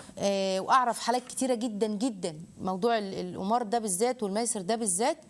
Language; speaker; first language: Arabic; native; Arabic